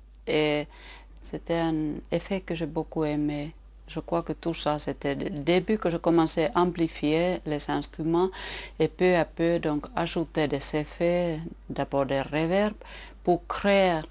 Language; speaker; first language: French; non-native, fluent; Finnish